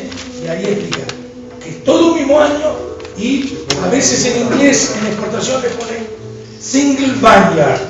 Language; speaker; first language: Spanish; native; Spanish